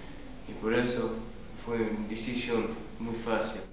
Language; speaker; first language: Spanish; non-native, learner; English